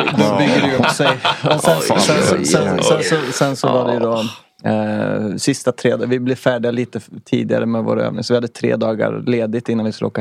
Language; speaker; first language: Swedish; native; Swedish